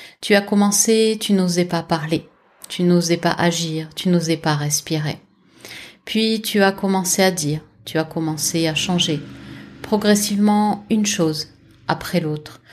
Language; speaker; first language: French; native; French